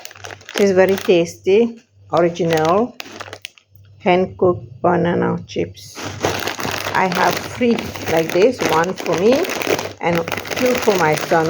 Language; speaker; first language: English; non-native, local second language; Morisyen